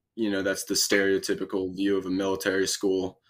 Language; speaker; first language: English; native; English